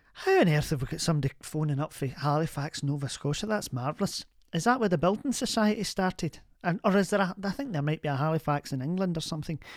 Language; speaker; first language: English; native; English